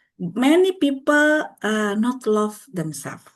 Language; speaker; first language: English; non-native, learner; Indonesian